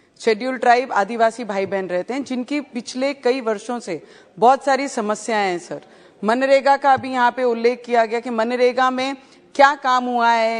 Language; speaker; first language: Hindi; non-native, local second language; Punjabi